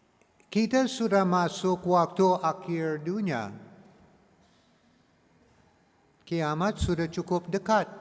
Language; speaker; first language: Indonesian; non-native, learner; English